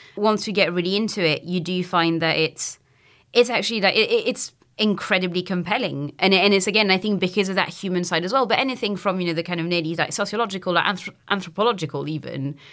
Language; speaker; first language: English; non-native, fluent; French